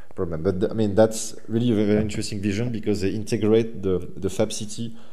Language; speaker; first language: English; non-native, fluent; French